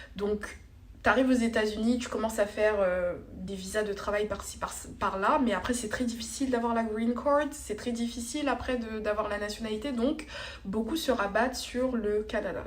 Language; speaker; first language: French; native; French